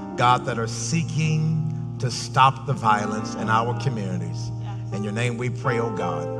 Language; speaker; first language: English; native; English